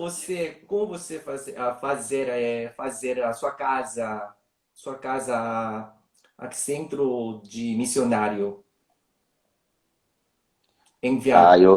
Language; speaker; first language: Portuguese; non-native, learner; Korean